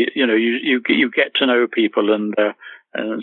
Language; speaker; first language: English; native; English